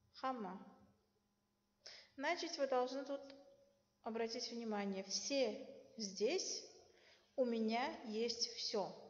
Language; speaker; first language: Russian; non-native, local second language; Uzbek